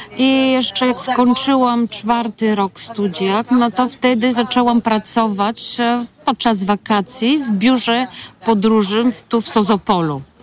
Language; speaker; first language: Polish; non-native, fluent; Bulgarian